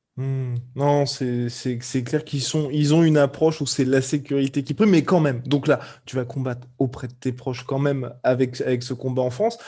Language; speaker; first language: French; native; French